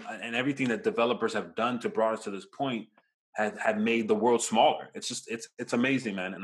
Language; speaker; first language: English; native; English